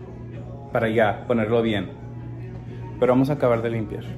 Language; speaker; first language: Spanish; early bilingual, heritage; Spanish